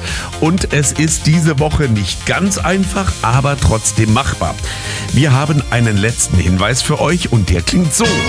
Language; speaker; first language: German; native; German